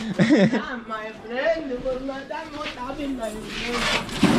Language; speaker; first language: English; non-native, learner; Arabic